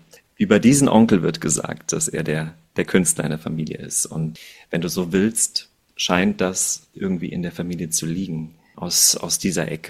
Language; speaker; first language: German; native; German